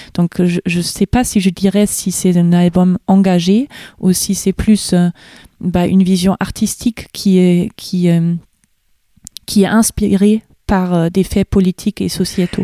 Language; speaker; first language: French; non-native, fluent; German